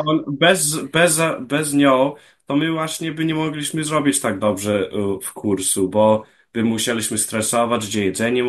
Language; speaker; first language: Polish; early bilingual, heritage; English